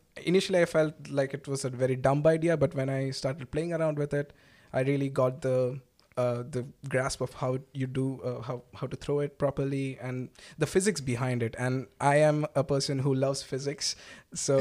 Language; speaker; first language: English; non-native, local second language; Malayalam